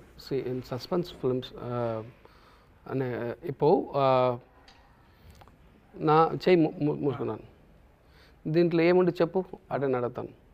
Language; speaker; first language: Telugu; non-native, learner; Tamil